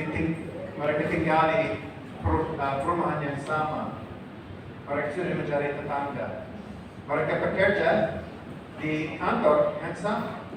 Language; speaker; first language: Indonesian; non-native, fluent; English